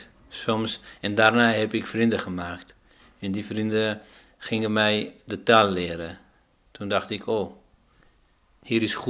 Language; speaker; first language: Dutch; non-native, fluent; Arabic